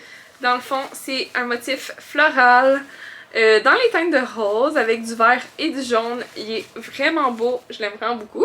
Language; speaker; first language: French; native; French